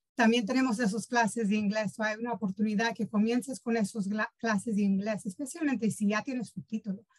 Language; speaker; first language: Spanish; early bilingual, heritage; Spanish